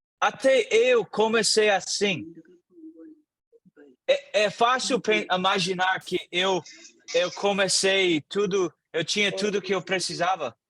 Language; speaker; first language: Portuguese; non-native, fluent; English